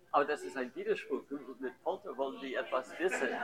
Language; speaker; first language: German; non-native, fluent; English